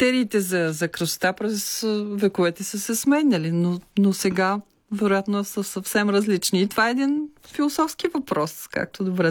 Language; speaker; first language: Bulgarian; native; Bulgarian